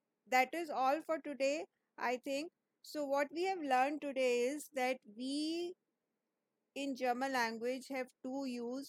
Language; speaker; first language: English; non-native, local second language; Hindi